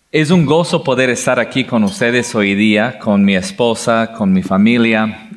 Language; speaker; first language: Spanish; non-native, fluent; English